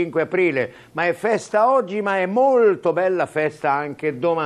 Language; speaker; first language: Italian; native; Italian